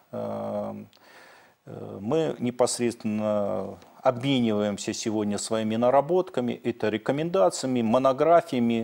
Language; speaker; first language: Russian; native; Russian